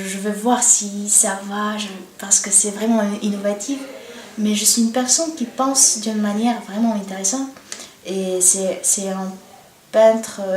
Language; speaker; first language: French; non-native, learner; Bulgarian